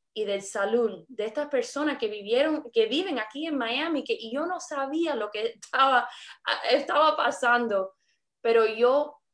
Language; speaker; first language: Spanish; early bilingual, heritage; English